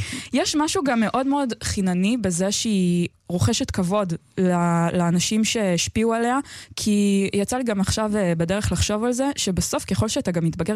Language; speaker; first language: Hebrew; native; Hebrew